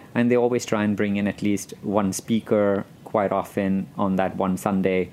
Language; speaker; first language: English; non-native, local second language; Gujarati